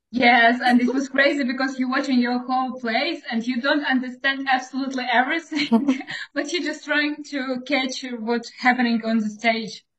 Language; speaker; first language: English; non-native, fluent; Ukrainian